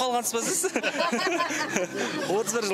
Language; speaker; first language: Kazakh; native; Kazakh